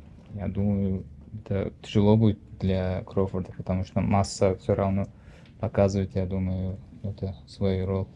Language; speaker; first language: Russian; non-native, learner; Uzbek